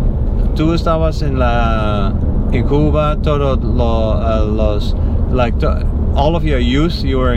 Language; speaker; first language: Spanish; non-native, learner; English